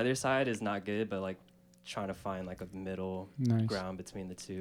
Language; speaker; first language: English; native; English